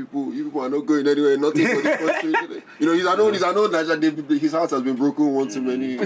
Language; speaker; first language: English; non-native, local second language; Yoruba